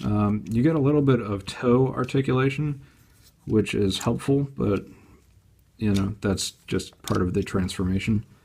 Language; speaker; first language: English; native; English